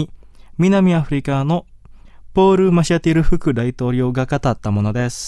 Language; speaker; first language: Japanese; non-native, fluent; Indonesian